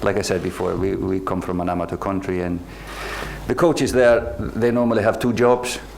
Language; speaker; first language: English; non-native, fluent; Icelandic